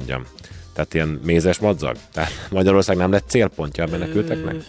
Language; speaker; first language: Hungarian; native; Hungarian